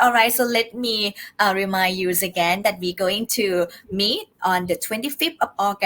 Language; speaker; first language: English; non-native, fluent; Thai